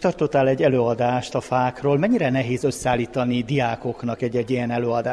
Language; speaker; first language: Hungarian; native; Hungarian